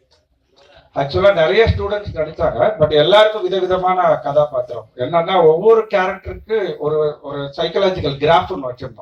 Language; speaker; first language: Tamil; native; Tamil